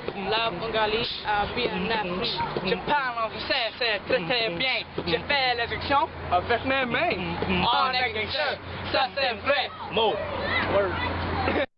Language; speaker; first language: French; non-native, learner; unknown